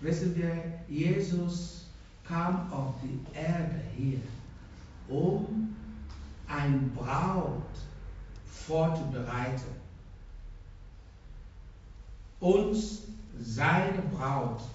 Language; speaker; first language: German; non-native, fluent; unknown